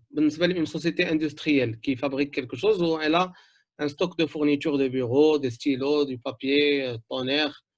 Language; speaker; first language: French; non-native, local second language; Arabic